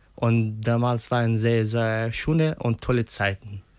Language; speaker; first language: German; non-native, learner; Arabic